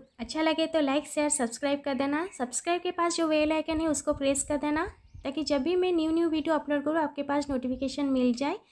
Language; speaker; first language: Hindi; non-native, local second language; Odia